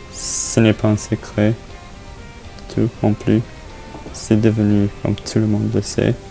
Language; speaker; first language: French; non-native, learner; English